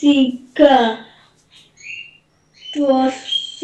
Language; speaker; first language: Korean; non-native, learner; Indonesian